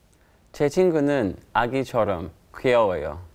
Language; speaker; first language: Korean; non-native, learner; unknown